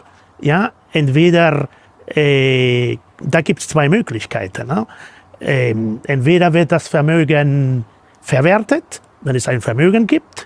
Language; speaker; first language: German; non-native, fluent; Spanish